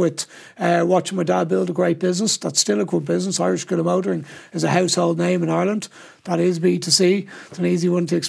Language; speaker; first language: English; native; English